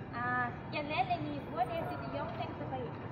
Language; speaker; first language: French; non-native, learner; Lao